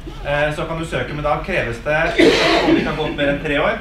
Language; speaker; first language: Norwegian; native; Norwegian